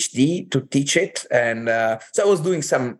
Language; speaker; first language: English; non-native, fluent; Italian